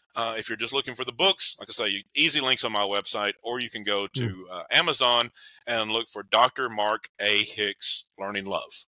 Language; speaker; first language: English; native; English